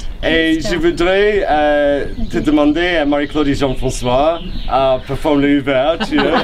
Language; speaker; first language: French; non-native, learner; English